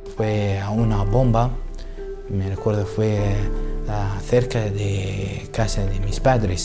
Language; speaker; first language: Spanish; non-native, learner; Assyrian Neo-Aramaic